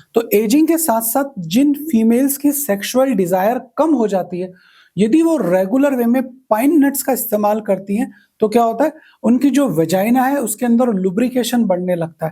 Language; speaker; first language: Hindi; native; Hindi